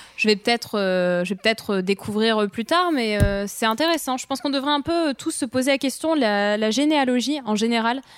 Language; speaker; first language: French; native; French